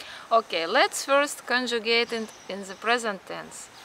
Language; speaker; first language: English; non-native, fluent; Russian